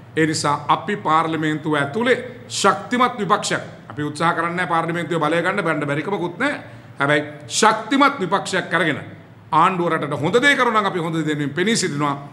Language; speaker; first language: Sinhala; native; Sinhala